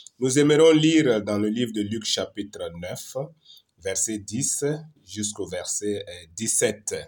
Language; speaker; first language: French; non-native, local second language; Mossi